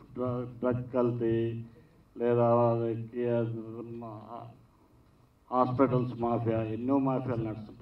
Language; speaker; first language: Telugu; native; Telugu